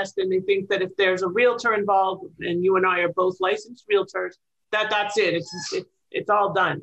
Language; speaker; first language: English; native; English